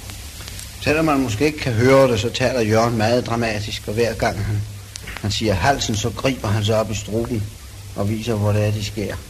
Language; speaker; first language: Danish; native; Danish